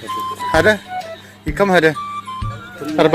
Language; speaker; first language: Arabic; non-native, learner; Filipino